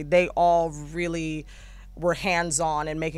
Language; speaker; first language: English; native; English